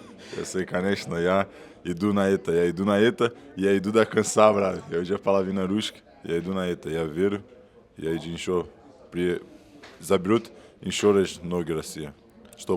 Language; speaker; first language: Russian; non-native, learner; Portuguese